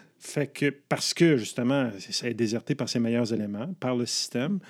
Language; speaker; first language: French; native; French